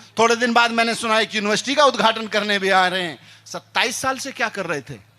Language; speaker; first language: Hindi; native; Hindi